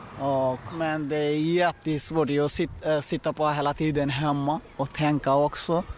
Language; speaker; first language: Swedish; non-native, learner; Bangla